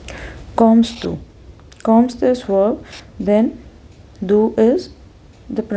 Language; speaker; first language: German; non-native, fluent; Hindi